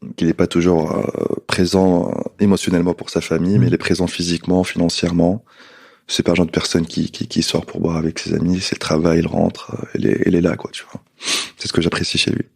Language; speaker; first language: French; non-native, local second language; Arabic